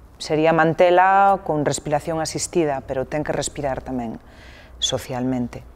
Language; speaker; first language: Galician; non-native, local second language; Spanish